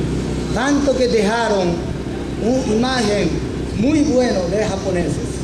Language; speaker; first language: Spanish; non-native, learner; Japanese